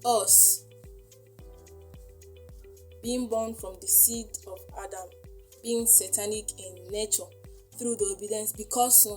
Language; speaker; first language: English; non-native, local second language; Igbo